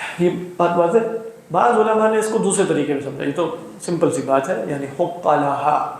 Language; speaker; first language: Urdu; native; Urdu